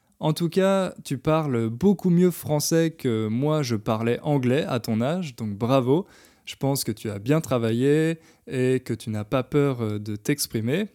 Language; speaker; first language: French; native; French